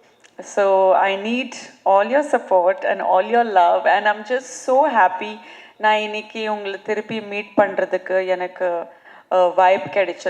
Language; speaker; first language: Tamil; non-native, learner; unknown